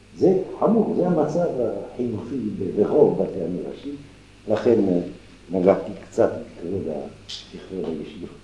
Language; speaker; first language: Hebrew; non-native, fluent; French